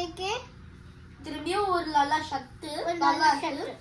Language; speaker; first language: Tamil; early bilingual, heritage; Tamil